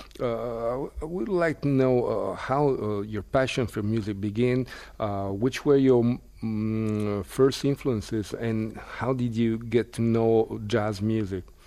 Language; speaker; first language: English; non-native, fluent; Italian